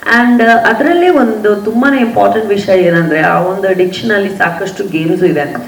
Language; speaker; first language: Kannada; non-native, local second language; Hindi